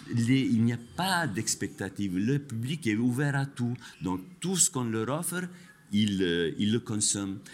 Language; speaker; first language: French; non-native, fluent; Albanian